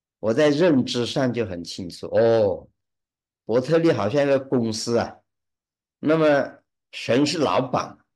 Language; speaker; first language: Chinese; early bilingual, heritage; Chinese